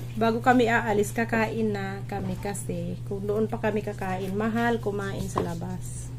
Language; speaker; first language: Filipino; non-native, local second language; Bikol